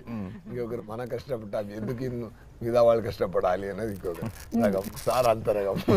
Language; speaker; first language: Telugu; non-native, learner; Tamil